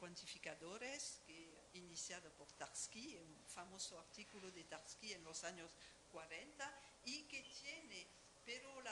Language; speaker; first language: Spanish; non-native, fluent; French